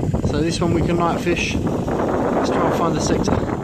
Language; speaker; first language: English; native; English